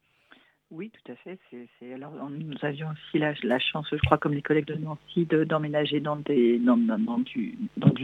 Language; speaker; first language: French; native; French